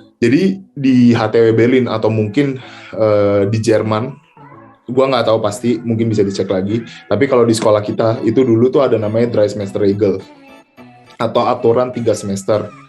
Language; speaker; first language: Indonesian; native; Indonesian